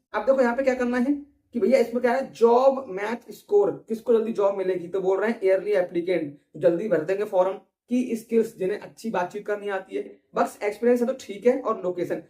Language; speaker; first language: Hindi; native; Hindi